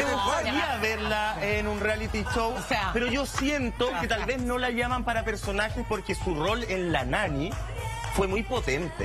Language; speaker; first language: Spanish; native; Spanish